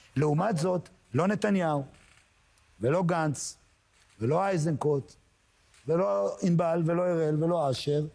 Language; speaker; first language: Hebrew; native; Hebrew